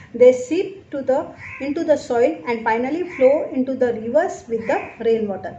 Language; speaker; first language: English; non-native, local second language; Marathi